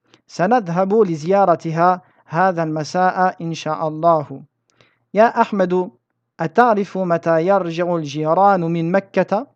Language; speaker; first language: Arabic; non-native, fluent; French